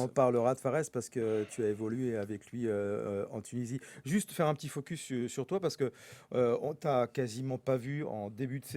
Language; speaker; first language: French; native; French